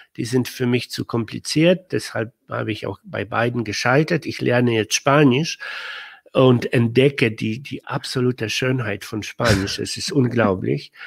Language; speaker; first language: German; non-native, fluent; Polish